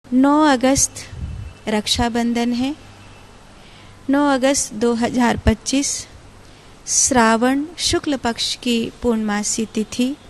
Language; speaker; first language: Hindi; native; Hindi